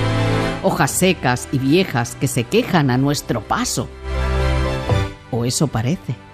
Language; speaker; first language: Spanish; native; Spanish